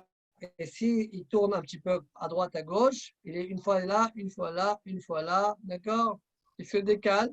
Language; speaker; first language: French; native; French